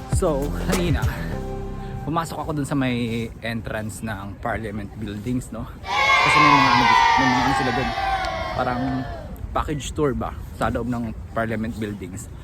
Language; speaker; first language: Filipino; non-native, local second language; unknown